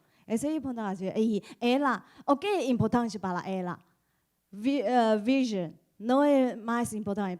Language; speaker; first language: Portuguese; non-native, learner; Chinese